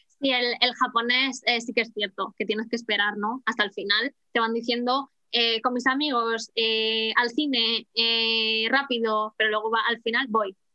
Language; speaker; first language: Spanish; native; Spanish